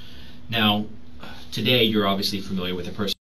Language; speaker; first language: English; native; English